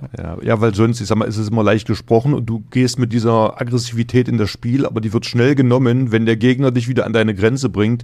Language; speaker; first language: German; native; German